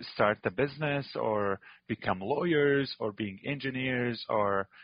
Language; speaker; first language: English; non-native, fluent; Arabic